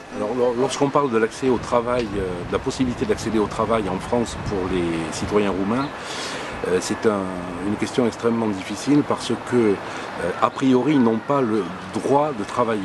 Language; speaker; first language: French; native; French